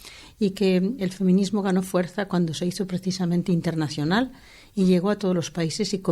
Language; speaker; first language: Spanish; native; Spanish